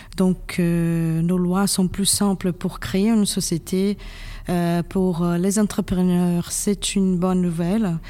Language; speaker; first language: French; non-native, fluent; Portuguese